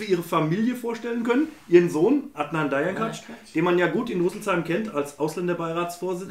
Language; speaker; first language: German; native; German